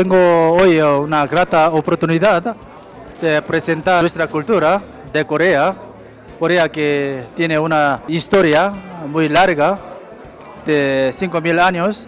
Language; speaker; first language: Spanish; non-native, fluent; Korean